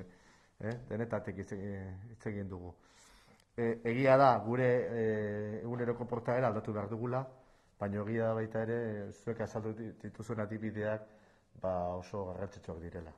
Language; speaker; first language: Basque; native; Basque